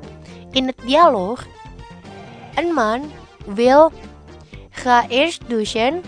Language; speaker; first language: Dutch; non-native, fluent; Indonesian